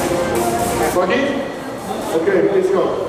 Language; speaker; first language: English; non-native, fluent; Polish